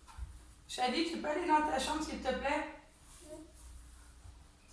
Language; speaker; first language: French; native; French